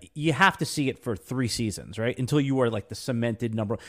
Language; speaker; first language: English; native; English